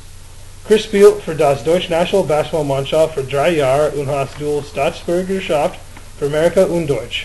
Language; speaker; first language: German; non-native, learner; English